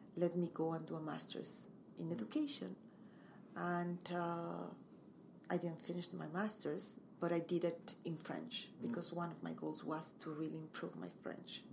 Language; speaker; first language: English; non-native, fluent; Spanish